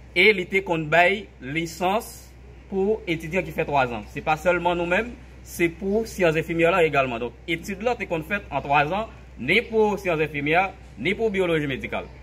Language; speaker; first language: Haitian Creole; native; Haitian Creole